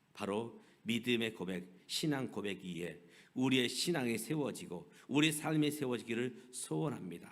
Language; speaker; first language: Korean; native; Korean